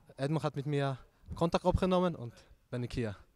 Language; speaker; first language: Dutch; non-native, learner; Polish